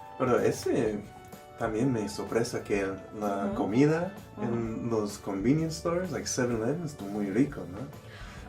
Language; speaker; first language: Spanish; non-native, learner; English